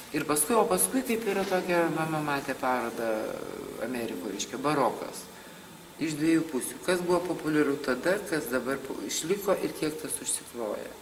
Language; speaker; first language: Lithuanian; native; Lithuanian